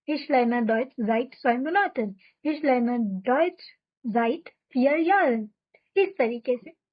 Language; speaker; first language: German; non-native, fluent; Hindi